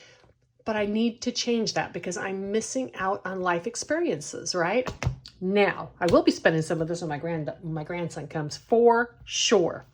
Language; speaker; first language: English; native; English